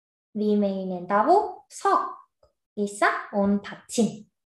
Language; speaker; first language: Finnish; non-native, fluent; Korean